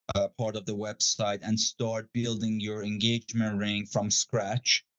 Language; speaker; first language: English; non-native, fluent; Persian